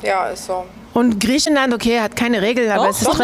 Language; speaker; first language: German; non-native, fluent; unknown